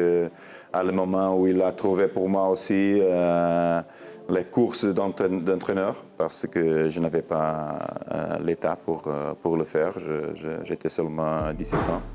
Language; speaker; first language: French; non-native, learner; Portuguese